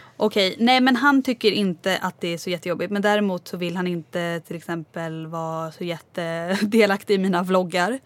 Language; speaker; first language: Swedish; native; Swedish